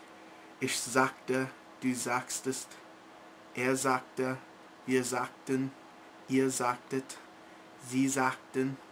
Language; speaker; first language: German; non-native, learner; English